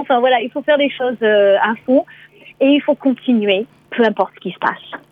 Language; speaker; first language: French; non-native, fluent; English